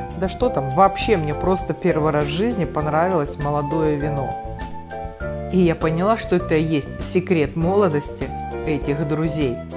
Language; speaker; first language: Russian; native; Russian